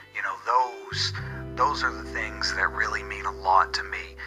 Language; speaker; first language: English; native; English